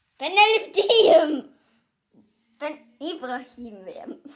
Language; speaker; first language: Turkish; early bilingual, heritage; Turkish